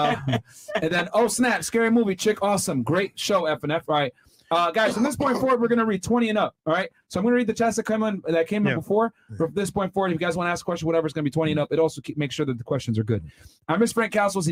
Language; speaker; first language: English; native; English